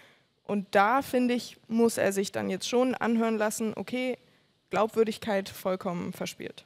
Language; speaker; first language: German; native; German